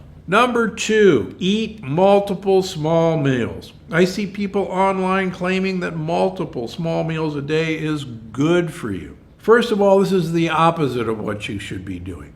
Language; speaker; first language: English; native; English